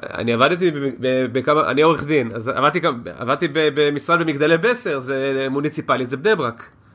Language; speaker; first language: Hebrew; native; Hebrew